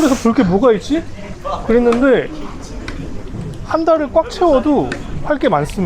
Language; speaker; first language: Korean; native; Korean